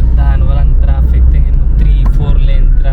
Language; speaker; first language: Filipino; non-native, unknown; Punjabi